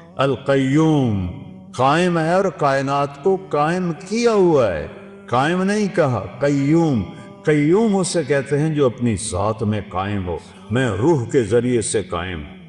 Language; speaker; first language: Urdu; non-native, local second language; Punjabi